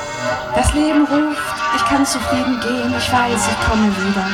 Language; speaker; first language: German; native; German